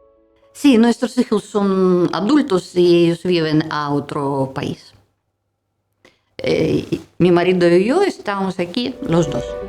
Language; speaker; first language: Spanish; non-native, learner; Russian